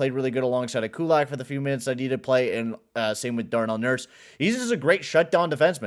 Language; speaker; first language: English; native; English